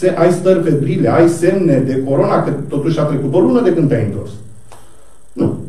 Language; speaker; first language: Romanian; native; Romanian